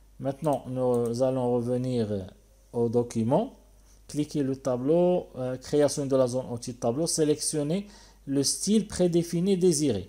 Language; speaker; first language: French; non-native, local second language; Arabic